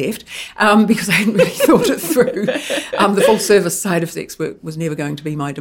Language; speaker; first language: English; native; English